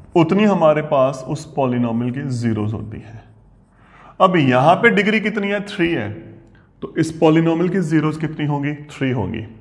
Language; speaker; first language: Hindi; non-native, local second language; Punjabi